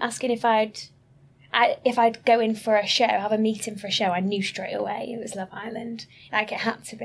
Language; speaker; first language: English; native; English